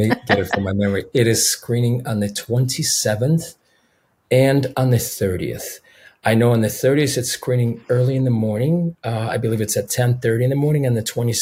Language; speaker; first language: English; non-native, fluent; Russian